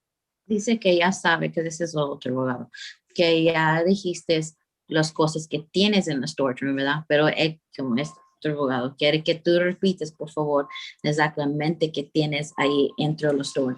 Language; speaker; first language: Spanish; early bilingual, heritage; Spanish